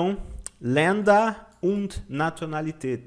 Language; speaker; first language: German; non-native, fluent; Portuguese